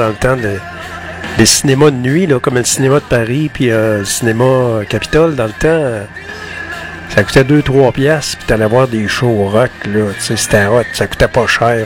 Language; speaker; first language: French; native; French